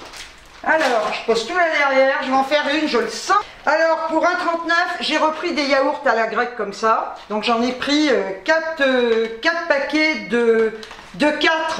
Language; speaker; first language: French; native; French